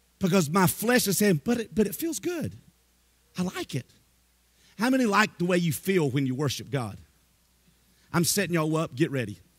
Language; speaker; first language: English; native; English